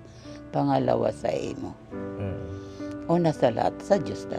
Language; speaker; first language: Filipino; non-native, local second language; Cebuano